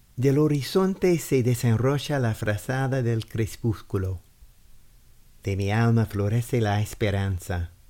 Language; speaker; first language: Spanish; non-native, fluent; English